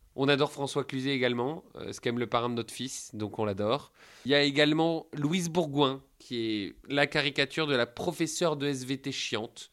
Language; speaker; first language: French; native; French